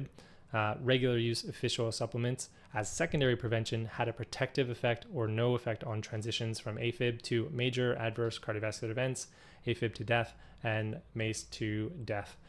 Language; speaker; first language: English; native; English